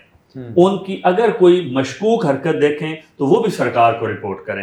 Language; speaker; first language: Urdu; native; Urdu